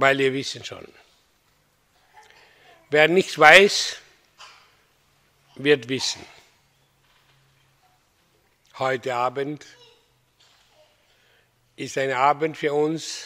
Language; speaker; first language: German; non-native, learner; Hindi